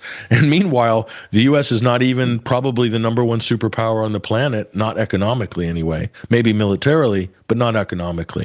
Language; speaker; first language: English; native; English